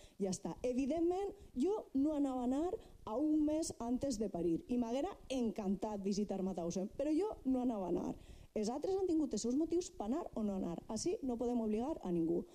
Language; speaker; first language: Catalan; non-native, local second language; Spanish